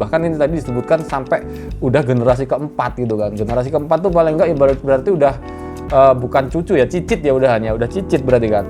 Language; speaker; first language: Indonesian; non-native, local second language; Javanese